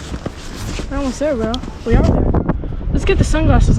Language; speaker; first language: English; native; English